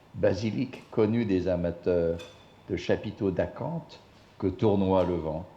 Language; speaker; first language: French; non-native, fluent; English